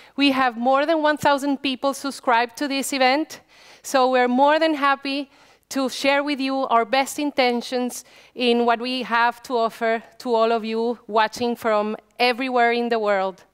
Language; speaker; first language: English; non-native, fluent; Spanish